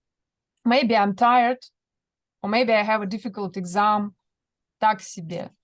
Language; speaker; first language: English; non-native, fluent; Russian